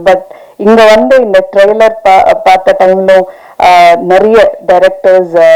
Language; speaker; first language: Tamil; non-native, fluent; Malayalam